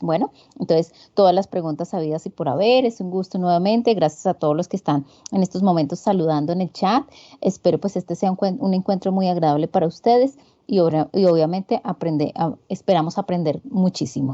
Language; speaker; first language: Spanish; native; Spanish